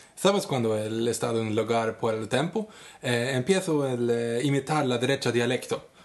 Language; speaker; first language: Spanish; non-native, learner; Swedish